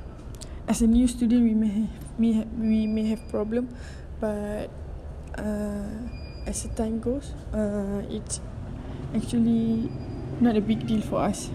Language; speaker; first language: English; non-native, local second language; Malay